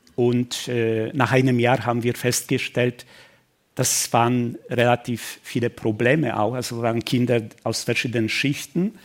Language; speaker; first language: German; non-native, fluent; Polish